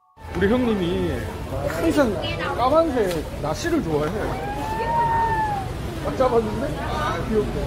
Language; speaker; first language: Korean; native; Korean